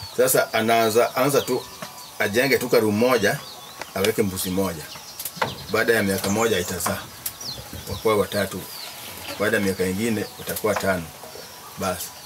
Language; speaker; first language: Swahili; non-native, local second language; Luo (Kenya and Tanzania)